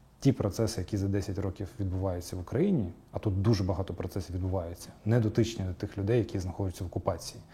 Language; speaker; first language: Ukrainian; non-native, local second language; Crimean Tatar